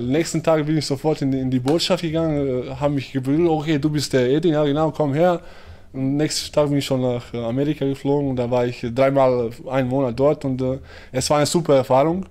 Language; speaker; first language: German; early bilingual, other home language; Bosnian